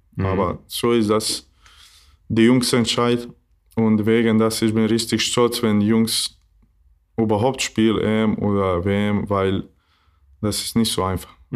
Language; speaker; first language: German; non-native, learner; Bosnian